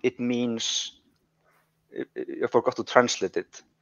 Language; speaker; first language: English; non-native, fluent; Icelandic